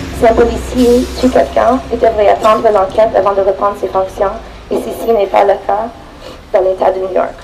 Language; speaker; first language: French; non-native, fluent; English